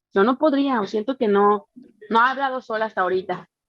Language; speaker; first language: Spanish; native; Spanish